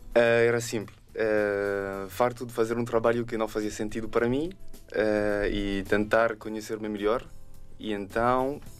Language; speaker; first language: Portuguese; non-native, fluent; French